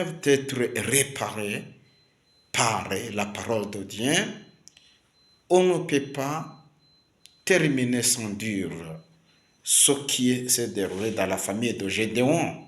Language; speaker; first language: French; non-native, local second language; Kinyarwanda